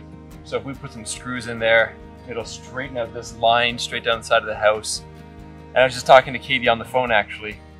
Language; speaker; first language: English; native; English